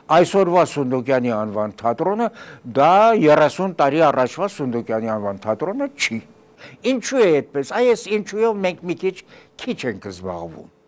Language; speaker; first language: Armenian; early bilingual, heritage; Armenian